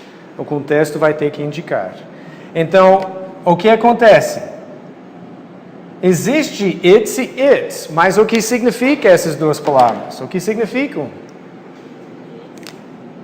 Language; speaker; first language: Portuguese; non-native, fluent; English